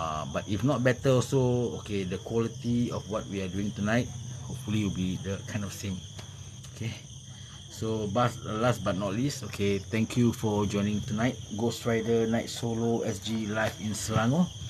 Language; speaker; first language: English; non-native, local second language; Malay